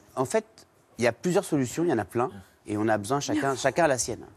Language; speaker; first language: French; native; French